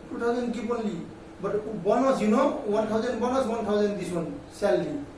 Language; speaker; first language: English; non-native, learner; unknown